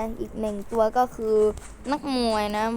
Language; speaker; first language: Thai; native; Thai